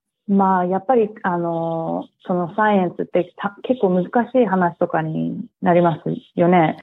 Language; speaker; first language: Japanese; early bilingual, heritage; Japanese